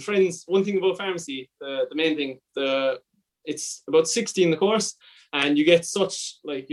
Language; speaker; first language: English; native; English